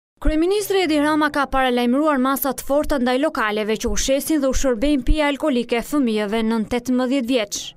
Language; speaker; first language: Albanian; native; Albanian